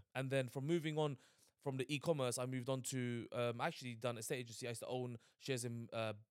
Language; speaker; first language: English; native; English